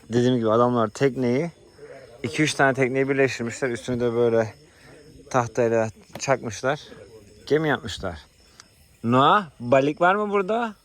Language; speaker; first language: Turkish; native; Turkish